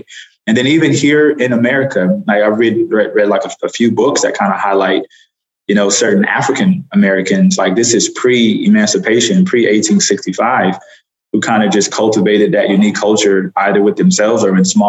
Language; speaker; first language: English; native; English